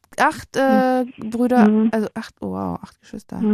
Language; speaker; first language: German; native; German